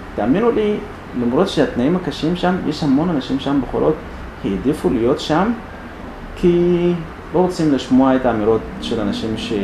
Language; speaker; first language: Hebrew; non-native, fluent; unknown